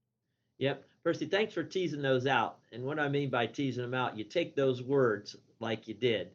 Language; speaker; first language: English; native; English